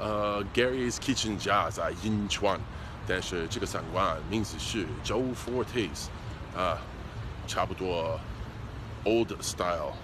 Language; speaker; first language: Chinese; non-native, learner; English